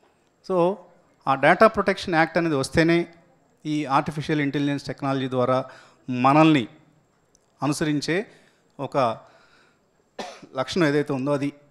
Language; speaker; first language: Telugu; native; Telugu